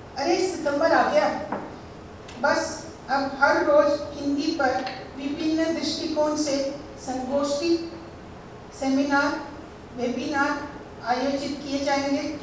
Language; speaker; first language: Hindi; non-native, local second language; Tamil